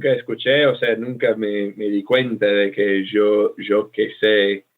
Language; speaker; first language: Spanish; non-native, fluent; English